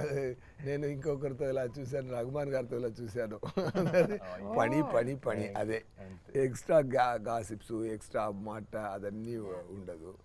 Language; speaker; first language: Telugu; non-native, fluent; Tamil